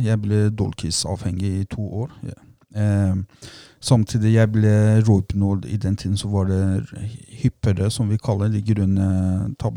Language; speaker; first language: Norwegian; non-native, fluent; Persian